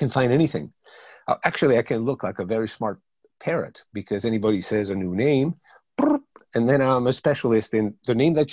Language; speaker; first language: English; non-native, fluent; Spanish